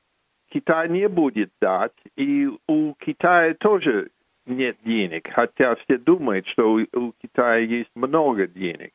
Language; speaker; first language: Russian; non-native, fluent; English